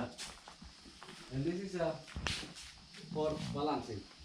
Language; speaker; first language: English; non-native, learner; Indonesian